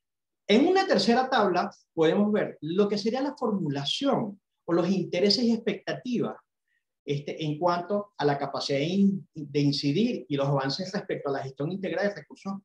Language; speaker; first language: Spanish; native; Spanish